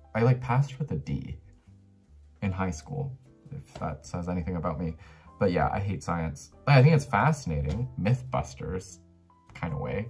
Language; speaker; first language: English; native; English